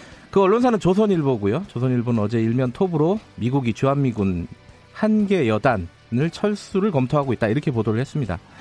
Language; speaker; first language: Korean; native; Korean